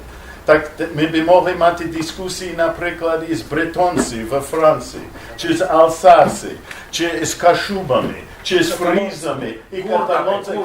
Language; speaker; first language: Ukrainian; non-native, learner; English